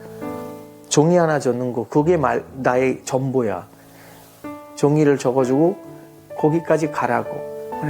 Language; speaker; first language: Korean; non-native, fluent; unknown